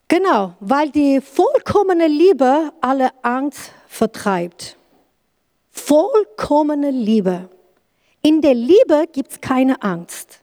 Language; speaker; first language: German; non-native, learner; Kurdish